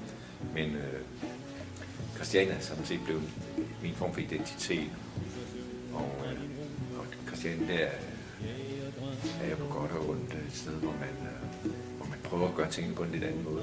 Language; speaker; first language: Danish; native; Danish